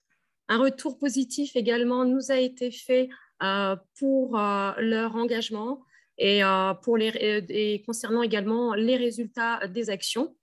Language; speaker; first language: French; native; French